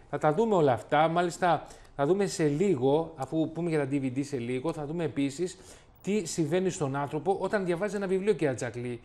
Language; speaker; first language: Greek; native; Greek